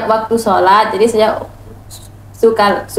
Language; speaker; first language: Indonesian; non-native, learner; Thai